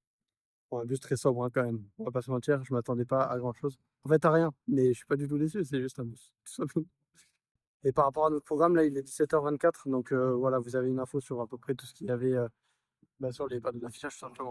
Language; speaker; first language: French; native; French